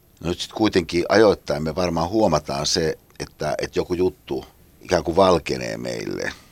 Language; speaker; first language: Finnish; native; Finnish